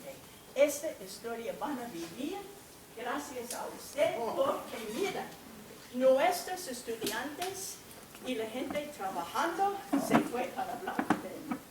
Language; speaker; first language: Spanish; non-native, fluent; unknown